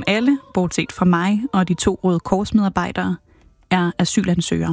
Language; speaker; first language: Danish; native; Danish